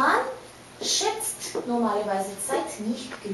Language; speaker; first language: German; non-native, fluent; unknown